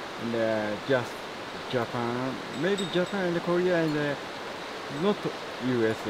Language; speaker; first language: English; non-native, learner; Japanese